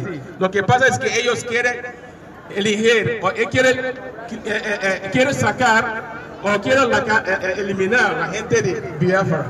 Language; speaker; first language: Spanish; non-native, learner; Igbo